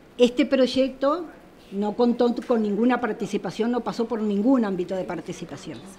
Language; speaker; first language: Spanish; native; Spanish